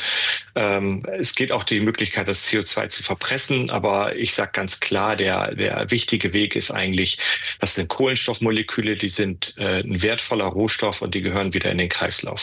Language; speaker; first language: German; native; German